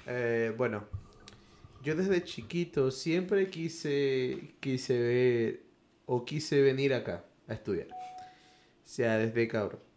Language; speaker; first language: Spanish; native; Spanish